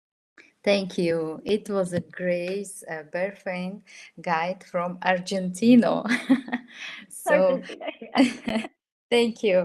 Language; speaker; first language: English; non-native, fluent; Russian